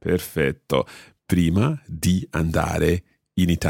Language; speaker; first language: Italian; non-native, fluent; English